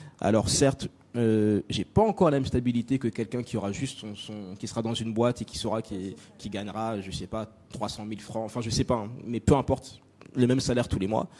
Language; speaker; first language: French; native; French